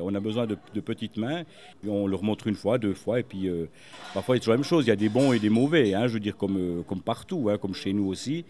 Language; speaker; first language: French; native; French